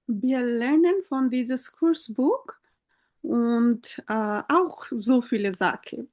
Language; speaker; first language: German; non-native, fluent; Bangla